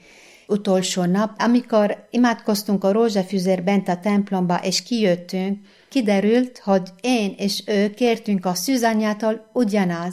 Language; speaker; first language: Hungarian; non-native, fluent; Arabic